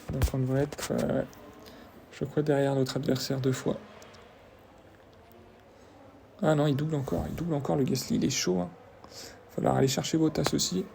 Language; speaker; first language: French; native; French